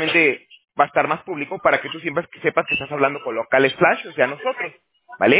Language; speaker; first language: Spanish; native; Spanish